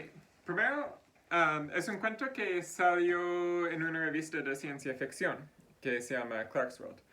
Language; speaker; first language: Spanish; non-native, fluent; English